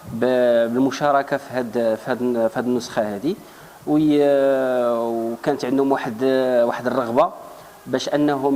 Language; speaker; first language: Arabic; native; Arabic